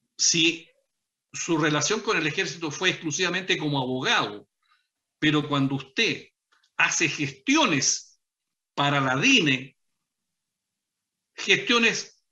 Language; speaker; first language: Spanish; native; Spanish